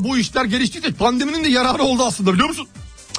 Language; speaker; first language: Turkish; native; Turkish